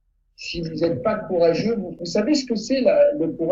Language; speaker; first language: French; non-native, fluent; Italian